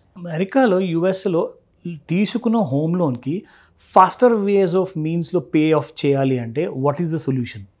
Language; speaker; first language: Telugu; native; Telugu